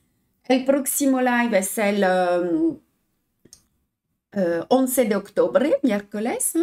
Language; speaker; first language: Spanish; non-native, learner; French